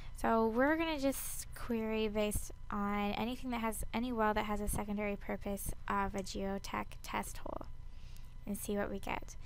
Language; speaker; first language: English; native; English